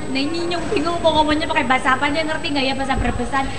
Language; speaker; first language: Indonesian; non-native, local second language; Javanese